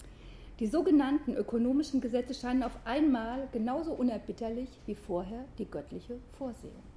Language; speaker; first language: German; native; German